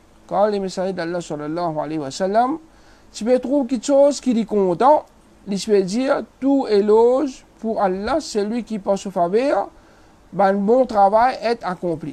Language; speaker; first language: French; non-native, local second language; Morisyen